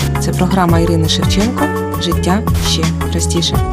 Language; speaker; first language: Ukrainian; native; Ukrainian